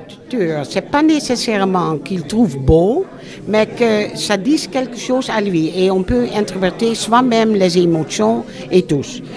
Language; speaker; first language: French; non-native, fluent; Dutch